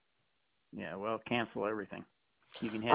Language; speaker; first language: English; native; English